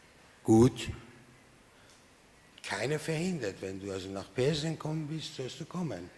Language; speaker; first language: German; non-native, fluent; Persian